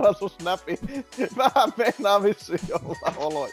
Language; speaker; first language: Finnish; native; Finnish